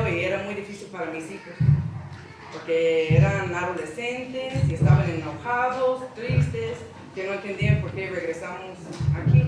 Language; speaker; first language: Spanish; non-native, learner; English